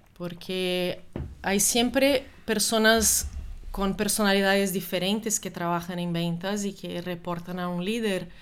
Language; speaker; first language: Spanish; non-native, fluent; Portuguese